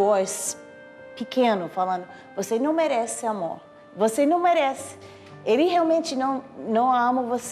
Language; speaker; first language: Portuguese; non-native, learner; English